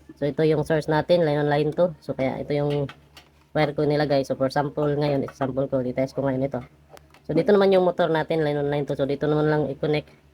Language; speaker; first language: Filipino; non-native, local second language; Cebuano